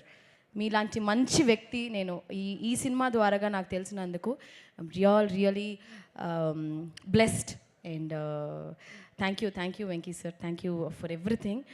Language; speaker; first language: Telugu; non-native, local second language; Tamil